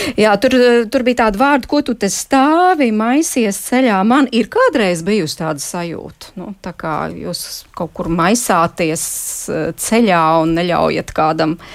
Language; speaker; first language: Latvian; native; Latvian